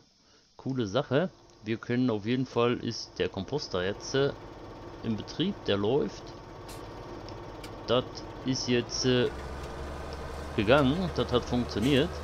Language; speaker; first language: German; native; German